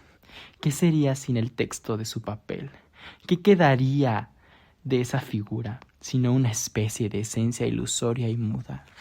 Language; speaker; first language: Spanish; native; Spanish